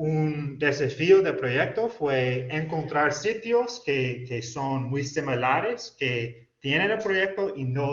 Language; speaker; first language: Spanish; non-native, fluent; English